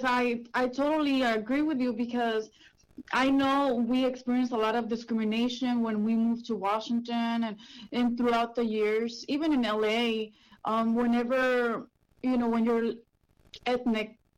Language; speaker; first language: English; early bilingual, other home language; Spanish